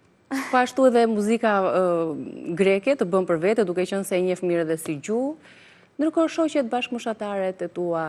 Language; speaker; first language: Albanian; native; Albanian